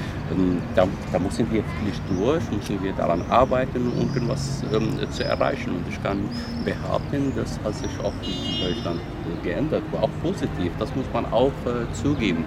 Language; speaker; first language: German; non-native, fluent; Arabic